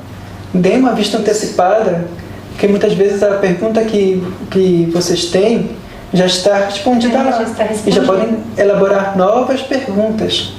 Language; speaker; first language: Portuguese; native; Portuguese